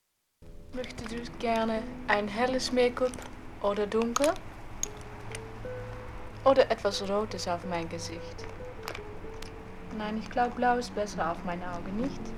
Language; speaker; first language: German; non-native, learner; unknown